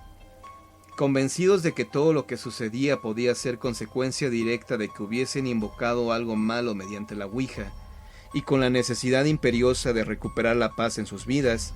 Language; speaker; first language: Spanish; native; Spanish